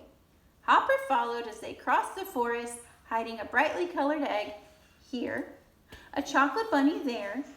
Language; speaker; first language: English; native; English